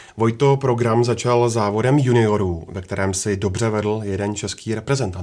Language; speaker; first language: Czech; native; Czech